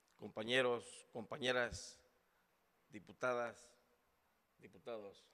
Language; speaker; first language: Spanish; native; Spanish